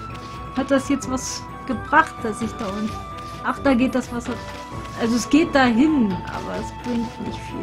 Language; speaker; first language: German; native; German